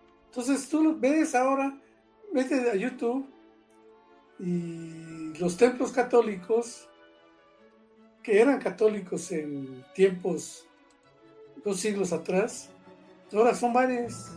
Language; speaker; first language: Spanish; native; Spanish